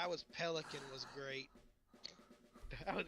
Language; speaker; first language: English; native; English